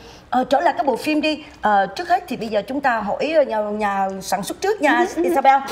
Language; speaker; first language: Vietnamese; native; Vietnamese